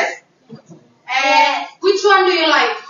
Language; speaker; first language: English; non-native, learner; Indonesian